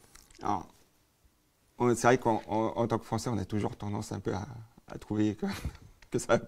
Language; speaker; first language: French; native; French